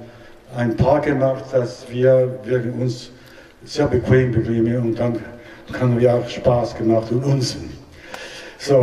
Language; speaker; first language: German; non-native, learner; Italian